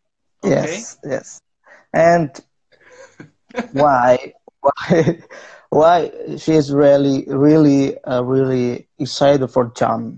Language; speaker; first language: English; non-native, learner; Indonesian